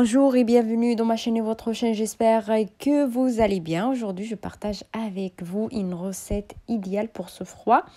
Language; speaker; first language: French; non-native, local second language; Arabic